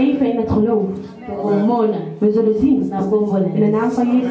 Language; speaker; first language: Dutch; early bilingual, other home language; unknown